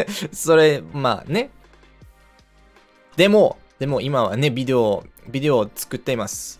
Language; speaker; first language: Japanese; non-native, fluent; English